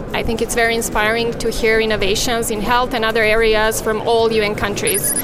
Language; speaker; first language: English; non-native, fluent; Serbian